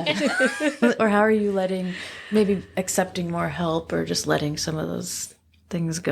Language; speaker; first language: English; native; English